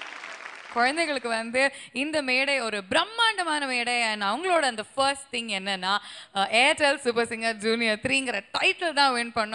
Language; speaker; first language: Tamil; native; Tamil